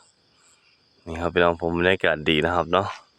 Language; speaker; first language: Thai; non-native, local second language; Northeastern Thai